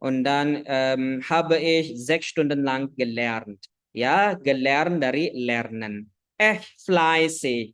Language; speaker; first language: German; non-native, fluent; Indonesian